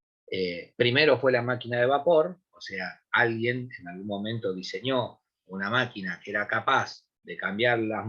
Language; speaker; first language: Spanish; native; Spanish